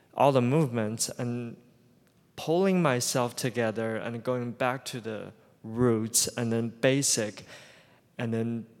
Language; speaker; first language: English; non-native, fluent; Chinese